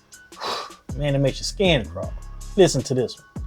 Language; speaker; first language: English; native; English